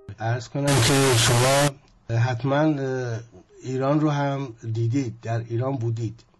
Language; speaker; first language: Persian; native; Persian